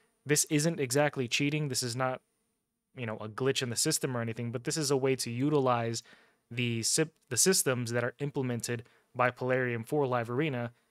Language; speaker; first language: English; native; English